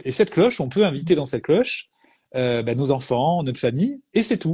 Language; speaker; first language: French; native; French